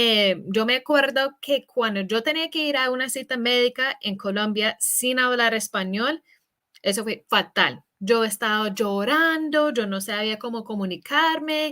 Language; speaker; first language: Spanish; non-native, fluent; English